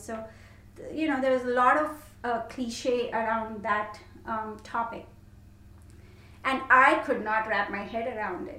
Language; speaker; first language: English; non-native, local second language; Hindi